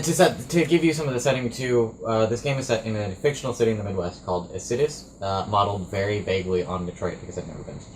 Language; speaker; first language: English; native; English